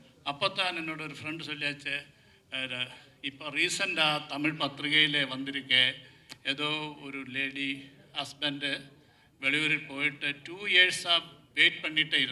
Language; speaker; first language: Tamil; non-native, learner; Malayalam